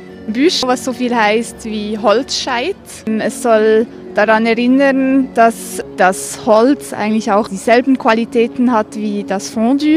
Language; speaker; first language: German; native; German